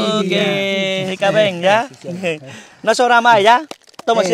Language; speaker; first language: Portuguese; non-native, learner; Vietnamese